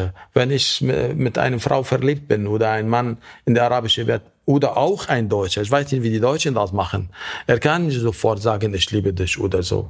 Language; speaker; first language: German; non-native, fluent; Arabic